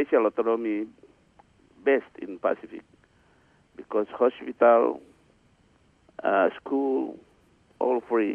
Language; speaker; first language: English; non-native, learner; Indonesian